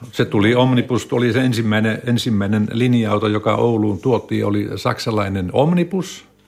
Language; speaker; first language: Finnish; native; Finnish